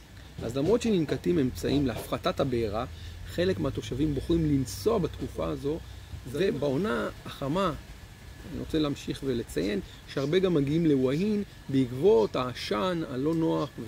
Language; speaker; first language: Hebrew; native; Hebrew